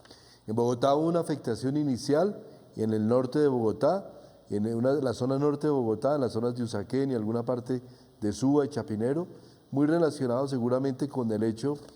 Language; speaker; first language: Spanish; native; Spanish